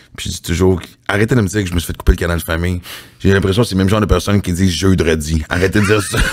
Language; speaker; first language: French; native; French